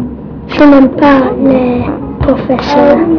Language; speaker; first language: French; non-native, learner; English